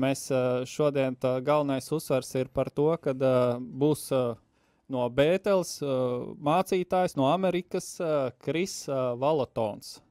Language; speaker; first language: Latvian; native; Latvian